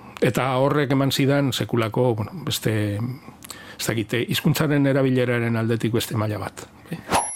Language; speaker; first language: Basque; non-native, local second language; Spanish